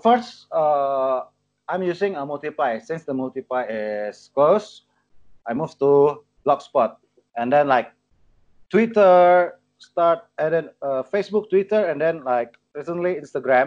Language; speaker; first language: English; non-native, learner; Indonesian